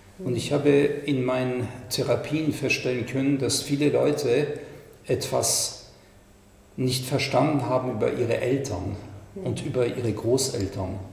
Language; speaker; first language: German; non-native, fluent; French